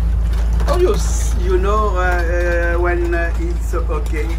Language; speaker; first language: English; non-native, learner; French